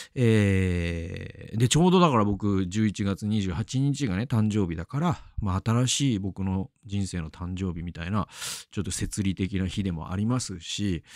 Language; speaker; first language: Japanese; native; Japanese